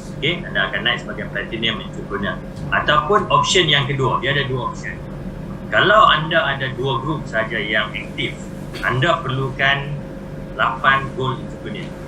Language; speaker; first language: Malay; native; Malay